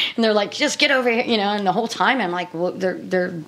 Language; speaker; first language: English; native; English